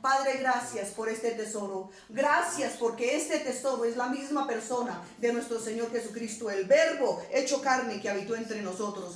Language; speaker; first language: Spanish; native; Spanish